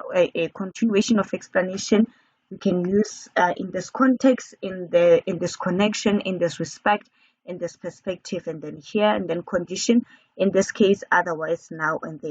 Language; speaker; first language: English; non-native, local second language; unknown